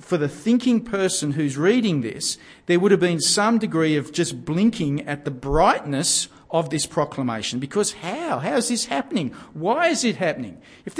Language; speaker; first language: English; native; English